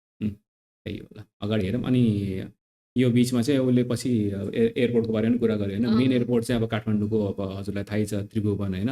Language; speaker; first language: Nepali; native; Nepali